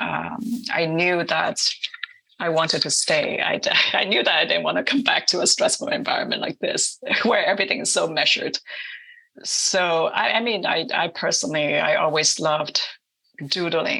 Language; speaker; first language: English; non-native, local second language; Cantonese